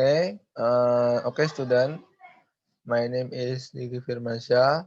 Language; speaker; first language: English; non-native, learner; Indonesian